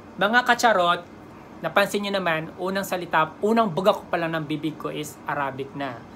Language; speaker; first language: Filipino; native; Filipino